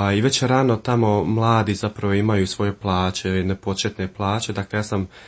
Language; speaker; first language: Croatian; early bilingual, heritage; Croatian